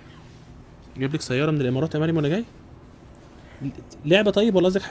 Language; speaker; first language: Arabic; native; Arabic